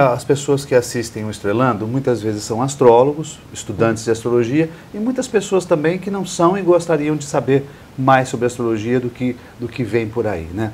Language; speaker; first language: Portuguese; native; Portuguese